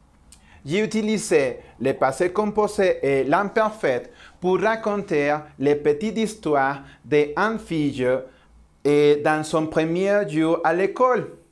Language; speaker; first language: French; non-native, learner; Spanish